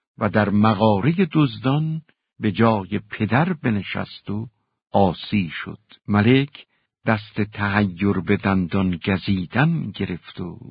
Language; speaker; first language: Persian; native; Persian